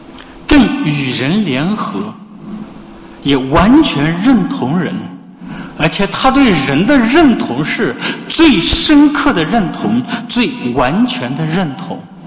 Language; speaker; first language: Chinese; native; Chinese